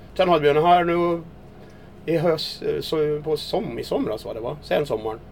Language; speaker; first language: Swedish; native; Swedish